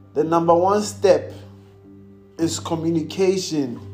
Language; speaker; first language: English; non-native, local second language; Akan